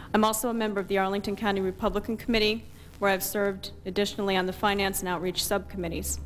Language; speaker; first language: English; native; English